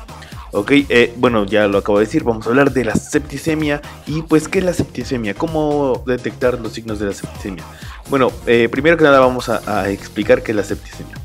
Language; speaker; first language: Spanish; native; Spanish